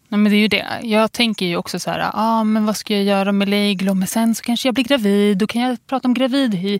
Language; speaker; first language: Swedish; early bilingual, other home language; Kurdish